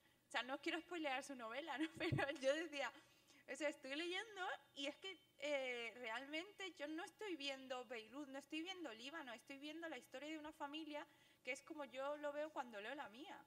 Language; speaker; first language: Spanish; early bilingual, other home language; Chinese